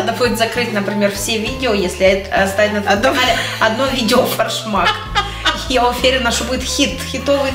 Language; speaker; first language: Russian; native; Russian